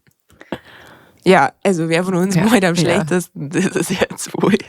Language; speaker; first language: German; native; German